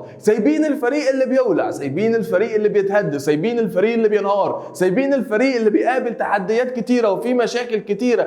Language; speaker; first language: Arabic; native; Arabic